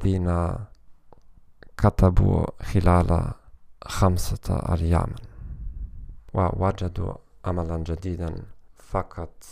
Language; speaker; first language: Arabic; non-native, learner; German